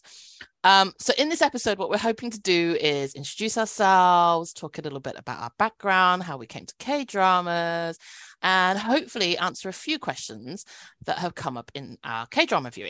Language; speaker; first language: English; non-native, local second language; Cantonese